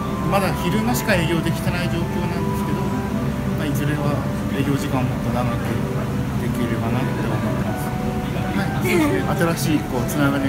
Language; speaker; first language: Japanese; native; Japanese